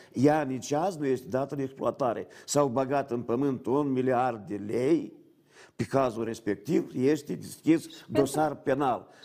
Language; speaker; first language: Romanian; native; Romanian